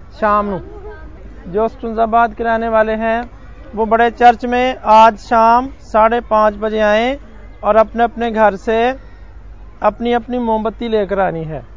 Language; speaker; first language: Urdu; non-native, local second language; Punjabi